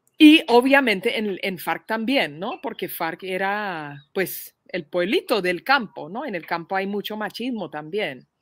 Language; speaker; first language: Spanish; non-native, fluent; Dutch